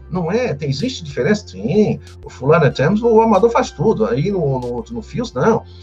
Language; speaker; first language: Portuguese; native; Portuguese